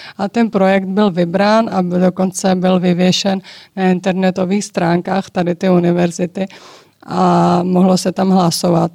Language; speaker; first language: Czech; early bilingual, other home language; Georgian